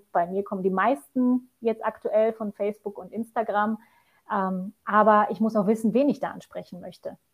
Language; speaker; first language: German; non-native, fluent; Polish